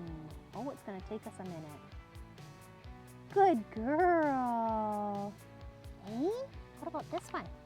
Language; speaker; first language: English; native; English